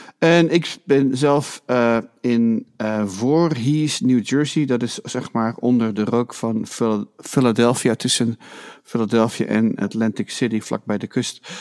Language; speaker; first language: Dutch; native; Dutch